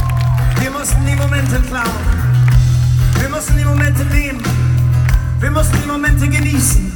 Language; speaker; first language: German; non-native, fluent; English